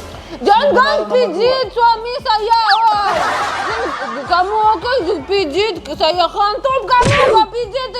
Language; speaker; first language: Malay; non-native, learner; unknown